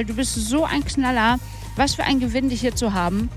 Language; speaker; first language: German; native; German